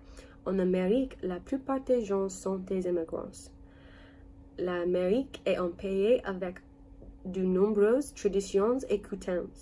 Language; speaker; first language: French; non-native, learner; English